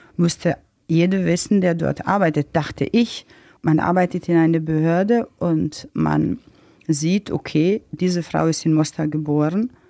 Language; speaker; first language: German; non-native, fluent; Croatian